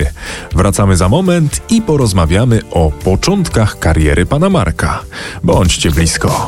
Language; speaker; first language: Polish; native; Polish